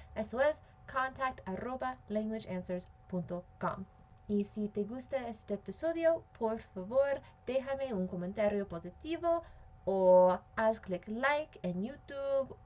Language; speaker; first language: Spanish; non-native, fluent; English